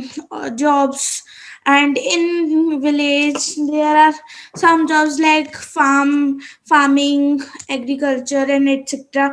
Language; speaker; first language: English; non-native, learner; Hindi